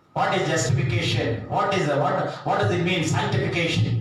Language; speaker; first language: English; non-native, local second language; Tamil